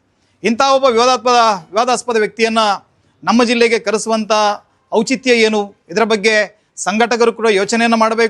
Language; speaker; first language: Kannada; native; Kannada